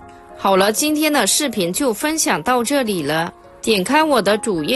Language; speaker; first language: Chinese; native; Chinese